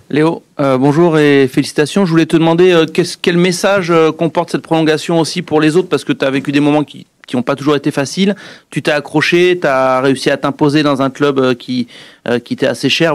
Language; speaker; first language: French; native; French